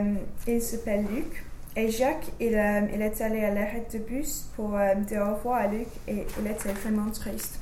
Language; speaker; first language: French; non-native, learner; English